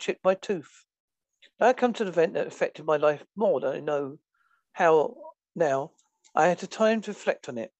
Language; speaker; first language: English; native; English